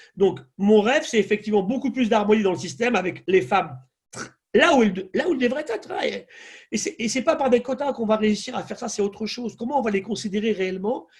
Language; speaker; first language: French; native; French